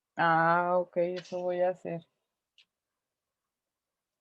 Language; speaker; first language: Spanish; native; Spanish